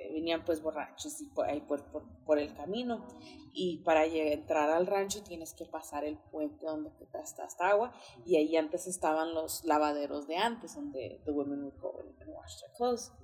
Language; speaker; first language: Spanish; early bilingual, heritage; Spanish